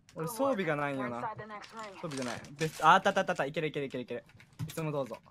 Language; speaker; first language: Japanese; native; Japanese